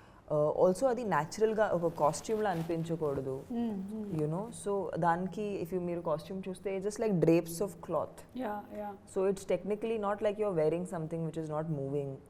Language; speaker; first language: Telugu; non-native, fluent; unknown